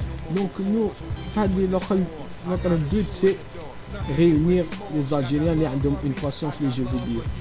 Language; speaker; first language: French; non-native, local second language; Arabic